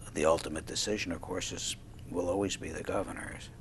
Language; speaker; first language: English; native; English